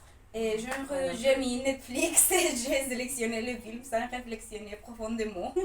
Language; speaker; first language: French; non-native, fluent; Spanish